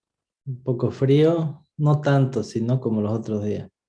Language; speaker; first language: Spanish; native; Spanish